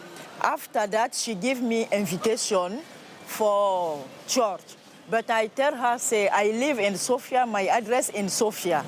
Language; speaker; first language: English; non-native, learner; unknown